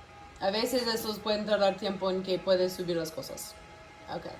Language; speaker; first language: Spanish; non-native, local second language; English